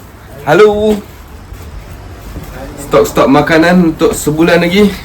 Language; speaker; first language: Malay; native; Malay